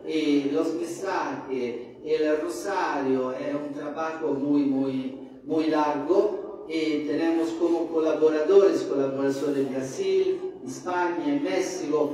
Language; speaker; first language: Spanish; non-native, fluent; Italian